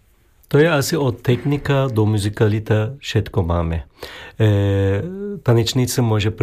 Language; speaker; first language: Slovak; non-native, learner; Turkish